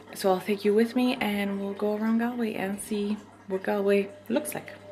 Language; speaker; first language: English; non-native, fluent; Italian